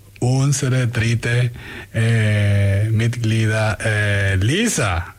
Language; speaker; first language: German; non-native, fluent; Spanish